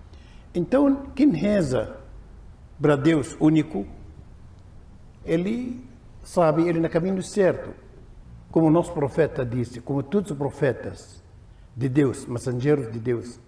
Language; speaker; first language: Portuguese; non-native, learner; Arabic